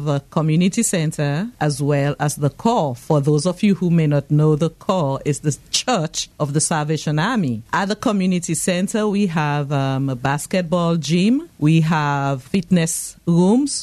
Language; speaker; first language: English; non-native, local second language; Krio